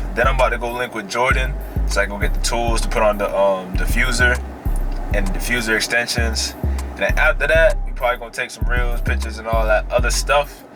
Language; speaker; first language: English; native; English